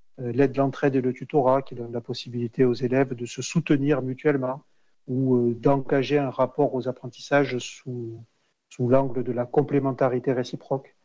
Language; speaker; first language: French; native; French